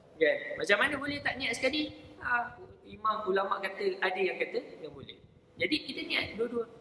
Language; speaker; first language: Malay; native; Malay